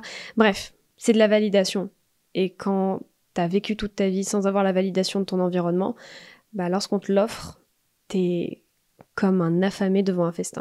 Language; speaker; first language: French; native; French